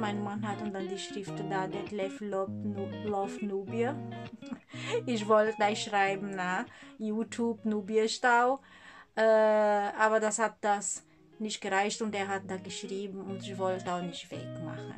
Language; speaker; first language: German; non-native, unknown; Portuguese